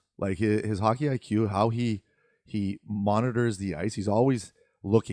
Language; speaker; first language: English; native; English